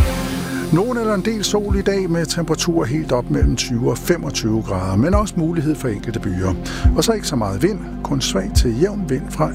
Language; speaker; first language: Danish; native; Danish